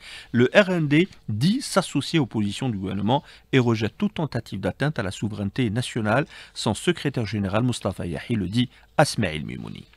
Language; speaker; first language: French; non-native, local second language; Arabic